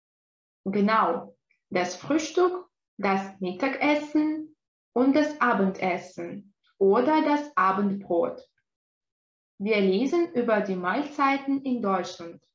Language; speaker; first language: German; non-native, fluent; Russian